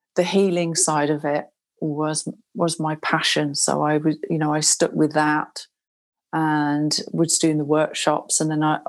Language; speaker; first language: English; native; English